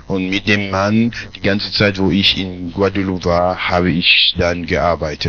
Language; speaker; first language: German; non-native, fluent; French